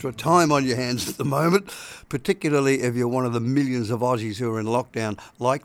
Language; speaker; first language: English; native; English